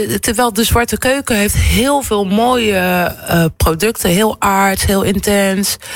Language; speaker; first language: Dutch; early bilingual, other home language; Kabuverdianu